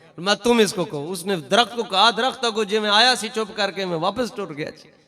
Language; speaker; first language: Urdu; non-native, local second language; Punjabi